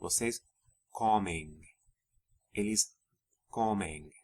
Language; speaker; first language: Portuguese; non-native, fluent; English